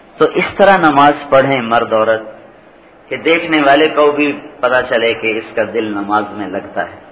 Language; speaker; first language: Urdu; non-native, local second language; Punjabi